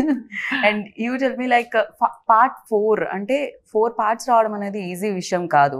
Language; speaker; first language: Telugu; native; Telugu